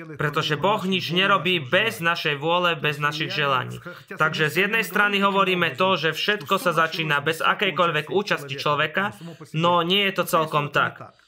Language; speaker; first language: Slovak; non-native, fluent; Russian